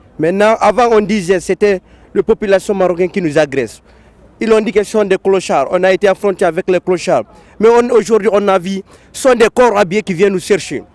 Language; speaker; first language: French; non-native, local second language; Fula